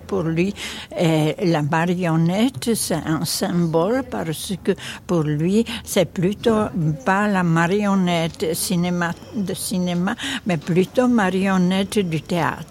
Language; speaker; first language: French; non-native, fluent; Czech